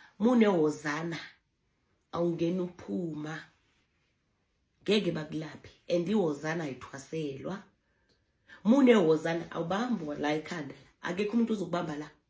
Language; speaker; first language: Zulu; non-native, local second language; Southern Sotho